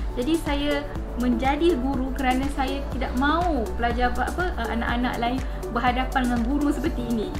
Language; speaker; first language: Malay; native; Malay